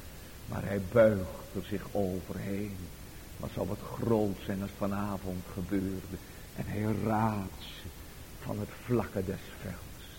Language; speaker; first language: Dutch; native; Dutch